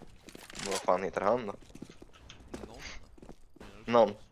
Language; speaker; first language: Swedish; native; Swedish